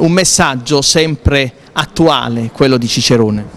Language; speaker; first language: Italian; native; Italian